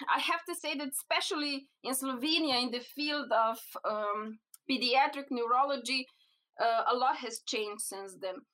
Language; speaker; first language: English; non-native, fluent; Slovenian